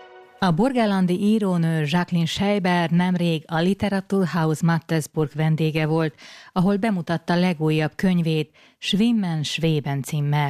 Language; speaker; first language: Hungarian; native; Hungarian